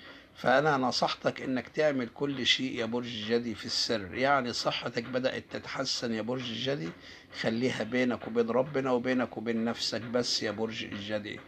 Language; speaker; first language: Arabic; native; Arabic